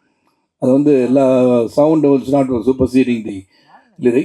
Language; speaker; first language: Tamil; native; Tamil